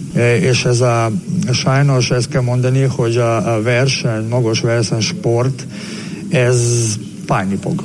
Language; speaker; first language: Hungarian; non-native, learner; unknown